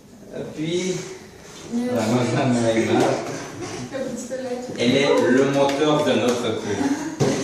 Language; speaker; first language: French; non-native, learner; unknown